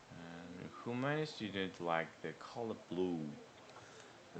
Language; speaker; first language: English; non-native, learner; Korean